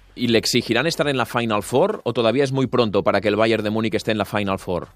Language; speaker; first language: Spanish; non-native, local second language; Catalan